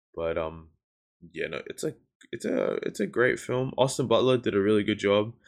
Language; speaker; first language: English; native; English